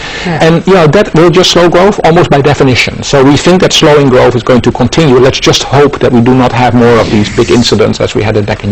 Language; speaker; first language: English; non-native, fluent; Dutch